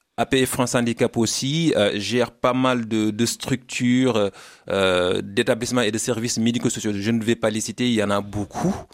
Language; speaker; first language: French; non-native, local second language; Wolof